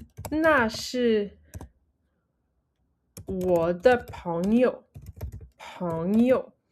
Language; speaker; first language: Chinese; non-native, fluent; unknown